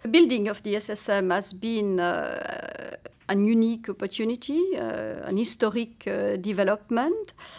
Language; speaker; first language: English; non-native, fluent; French